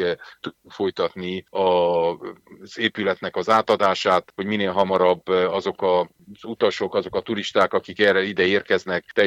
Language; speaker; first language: Hungarian; native; Hungarian